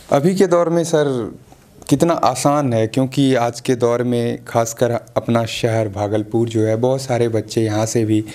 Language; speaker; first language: Hindi; native; Hindi